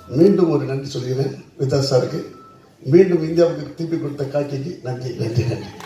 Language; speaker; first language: Tamil; native; Tamil